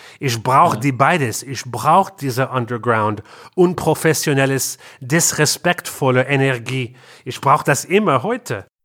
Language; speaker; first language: German; non-native, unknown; English